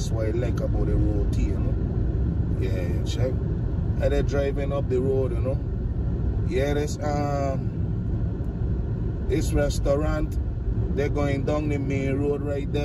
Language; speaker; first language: English; native; English